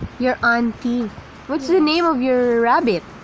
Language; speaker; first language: English; non-native, local second language; Filipino